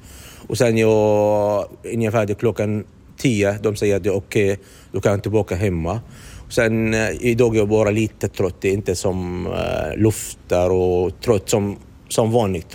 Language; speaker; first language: Swedish; non-native, learner; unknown